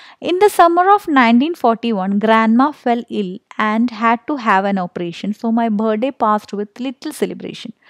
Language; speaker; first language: English; non-native, local second language; Malayalam